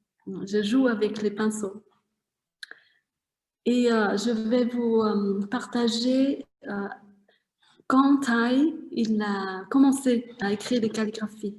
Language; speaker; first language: French; non-native, fluent; Vietnamese